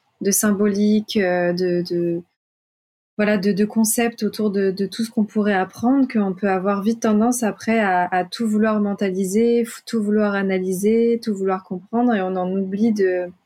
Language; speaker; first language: French; native; French